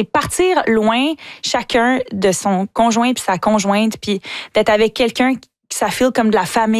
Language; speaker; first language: French; native; French